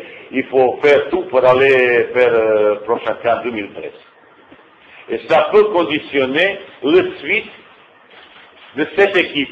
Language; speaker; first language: French; non-native, fluent; Bosnian